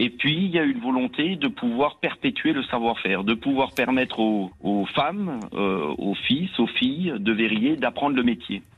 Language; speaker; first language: French; native; French